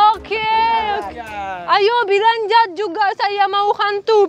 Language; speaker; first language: Indonesian; non-native, learner; Russian